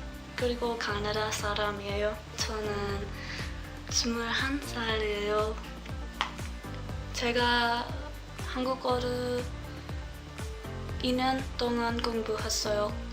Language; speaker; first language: Korean; non-native, learner; English